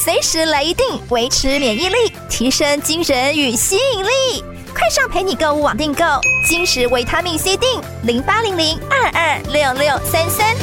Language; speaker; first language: Chinese; native; Chinese